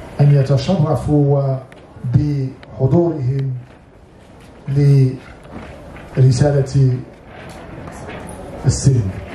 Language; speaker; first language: Arabic; native; Arabic